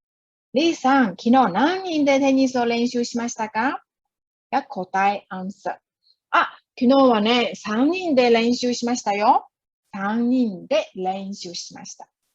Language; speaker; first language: Japanese; non-native, fluent; Chinese